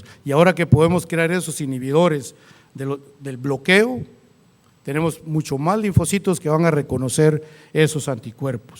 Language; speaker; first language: Spanish; native; Spanish